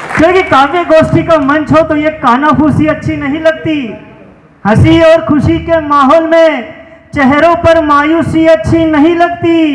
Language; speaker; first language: Hindi; native; Hindi